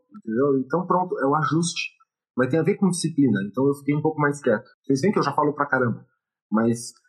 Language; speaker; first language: Portuguese; native; Portuguese